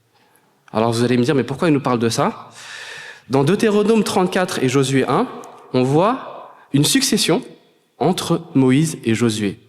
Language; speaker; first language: French; native; French